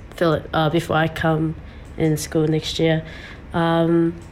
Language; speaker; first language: English; early bilingual, other home language; Samoan